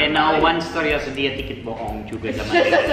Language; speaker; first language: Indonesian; non-native, learner; German